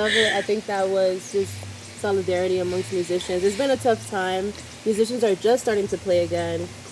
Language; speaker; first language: English; native; English